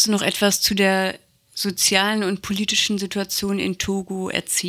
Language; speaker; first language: German; native; German